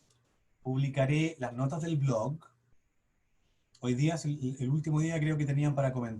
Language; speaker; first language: Spanish; native; Spanish